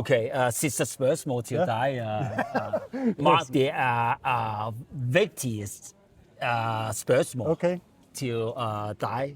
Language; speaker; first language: Danish; non-native, learner; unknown